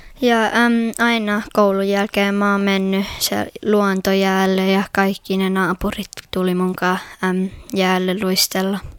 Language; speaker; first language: Finnish; early bilingual, heritage; Finnish